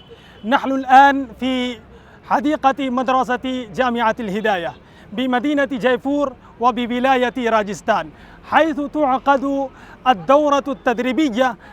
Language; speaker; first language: Arabic; non-native, fluent; Urdu